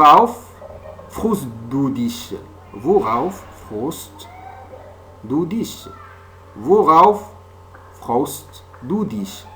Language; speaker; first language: German; non-native, fluent; French